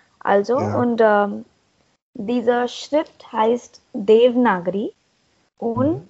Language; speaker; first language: German; non-native, learner; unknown